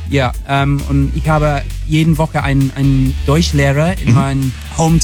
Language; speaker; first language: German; non-native, learner; English